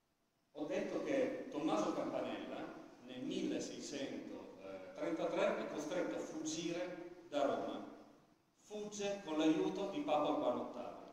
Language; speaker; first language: Italian; native; Italian